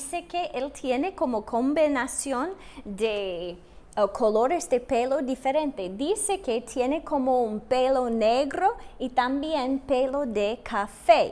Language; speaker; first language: Spanish; non-native, fluent; English